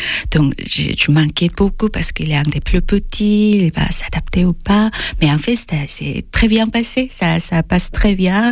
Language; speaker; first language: French; non-native, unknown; Korean